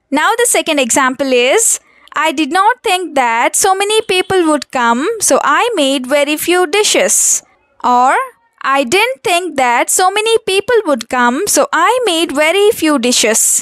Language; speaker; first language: English; non-native, local second language; Telugu